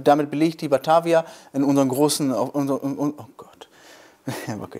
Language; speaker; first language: German; native; German